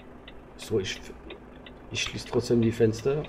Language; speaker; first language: German; non-native, learner; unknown